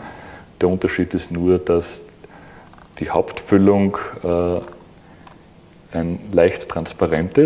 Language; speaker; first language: German; native; German